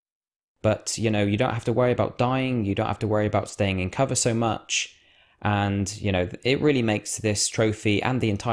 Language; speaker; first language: English; native; English